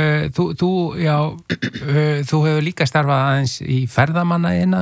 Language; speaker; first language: Icelandic; native; Icelandic